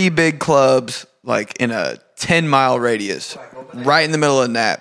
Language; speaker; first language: English; native; English